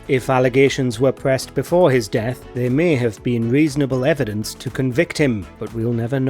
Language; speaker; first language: English; native; English